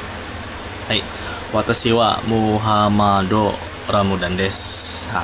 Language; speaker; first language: Japanese; non-native, learner; Indonesian